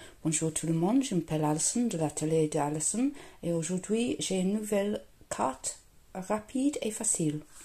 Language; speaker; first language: French; non-native, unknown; English